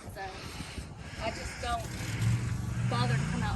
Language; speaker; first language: English; native; English